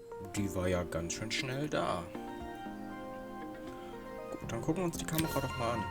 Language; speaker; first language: German; native; German